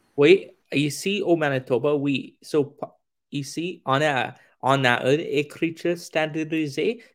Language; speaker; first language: French; non-native, fluent; English